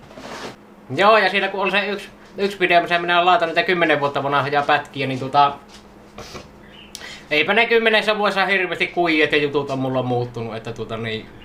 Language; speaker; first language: Finnish; native; Finnish